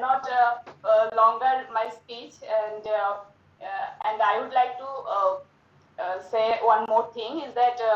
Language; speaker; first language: English; non-native, learner; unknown